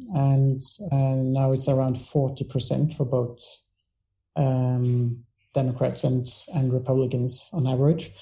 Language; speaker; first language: English; non-native, fluent; Norwegian